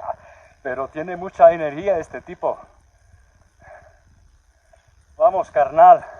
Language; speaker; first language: Spanish; non-native, learner; English